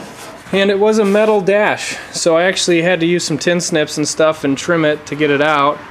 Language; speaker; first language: English; native; English